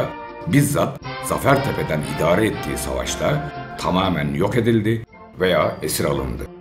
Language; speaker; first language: Turkish; native; Turkish